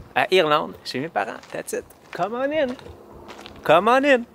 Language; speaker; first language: French; native; French